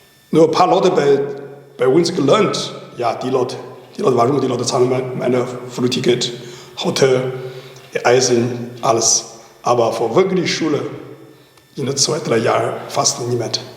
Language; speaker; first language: German; non-native, learner; Chinese